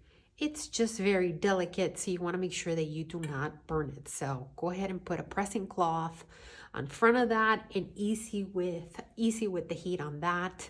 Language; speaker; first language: English; native; English